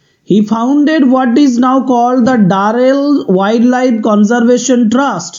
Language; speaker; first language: English; non-native, local second language; Bangla